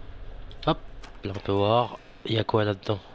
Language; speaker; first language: French; native; French